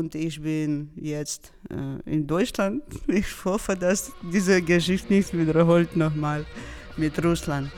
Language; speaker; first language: German; non-native, learner; Georgian